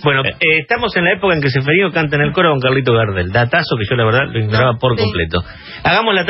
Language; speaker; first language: Spanish; native; Spanish